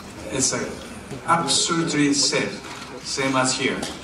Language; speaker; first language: English; non-native, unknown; Japanese